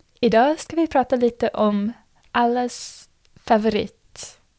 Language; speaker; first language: Swedish; non-native, learner; English